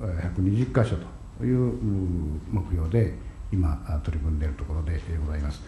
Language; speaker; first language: Japanese; native; Japanese